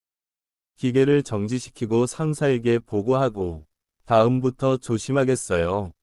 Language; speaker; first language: Korean; non-native, learner; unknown